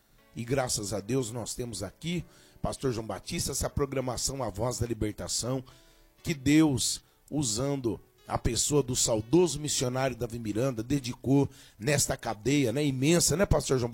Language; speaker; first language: Portuguese; native; Portuguese